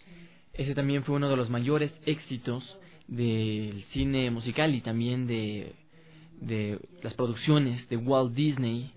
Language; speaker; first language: Spanish; native; Spanish